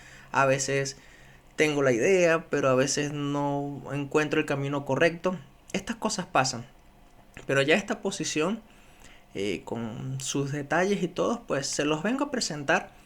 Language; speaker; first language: Spanish; native; Spanish